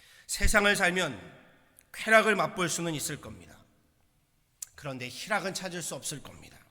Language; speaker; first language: Korean; native; Korean